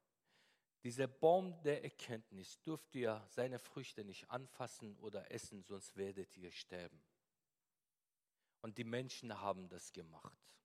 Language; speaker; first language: German; non-native, fluent; Persian